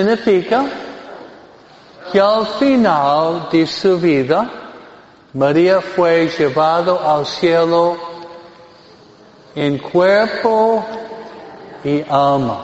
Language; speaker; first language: Spanish; non-native, fluent; English